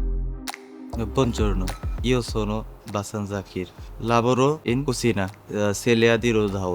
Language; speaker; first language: Italian; non-native, learner; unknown